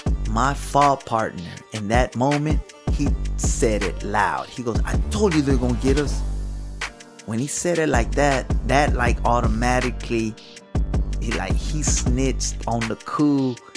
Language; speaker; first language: English; early bilingual, other home language; Spanish